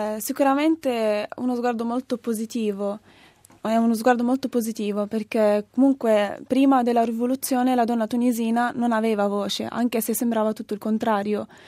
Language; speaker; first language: Italian; early bilingual, other home language; Arabic